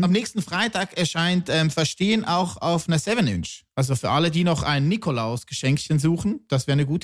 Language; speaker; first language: German; native; German